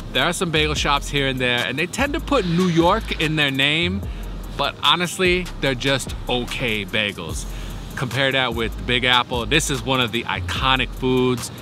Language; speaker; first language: English; native; English